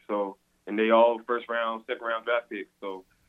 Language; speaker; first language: English; native; English